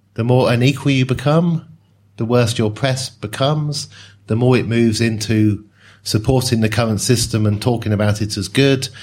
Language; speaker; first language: English; native; English